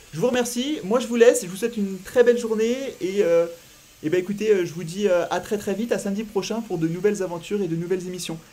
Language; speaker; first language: French; native; French